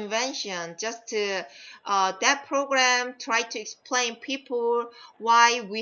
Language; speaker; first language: English; non-native, fluent; Korean